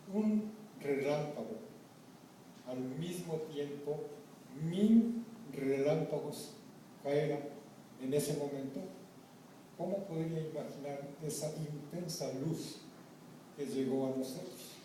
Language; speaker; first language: Spanish; non-native, fluent; Japanese